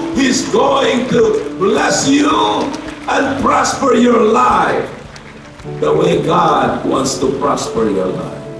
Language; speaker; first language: English; non-native, local second language; Filipino